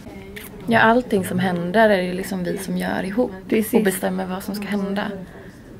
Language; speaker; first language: Swedish; native; Swedish